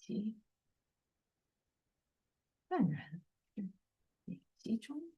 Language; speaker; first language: Chinese; non-native, fluent; English